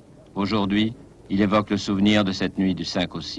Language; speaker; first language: French; native; French